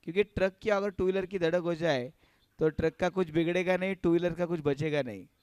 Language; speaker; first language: Hindi; non-native, local second language; Marathi